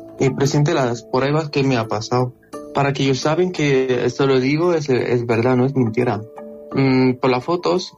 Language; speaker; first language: Spanish; non-native, learner; Arabic